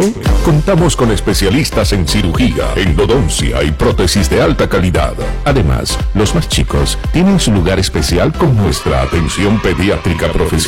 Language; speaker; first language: Spanish; native; Spanish